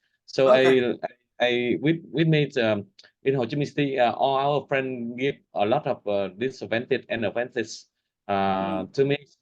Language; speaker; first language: English; non-native, learner; Vietnamese